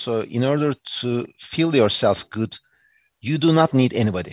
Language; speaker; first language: English; non-native, fluent; Turkish